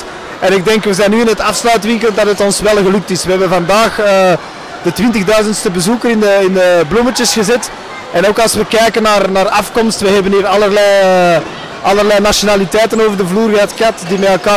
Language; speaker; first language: Dutch; native; Dutch